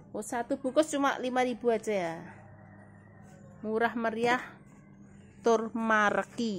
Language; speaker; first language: Indonesian; non-native, local second language; Javanese